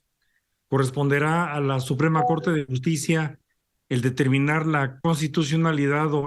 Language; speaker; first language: Spanish; native; Spanish